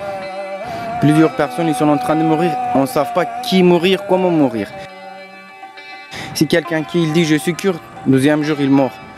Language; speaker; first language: French; non-native, learner; Kurdish